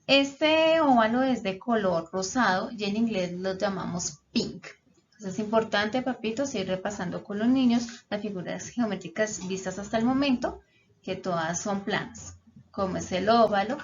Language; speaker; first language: Spanish; native; Spanish